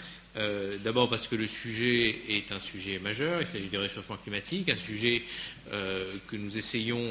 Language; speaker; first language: French; native; French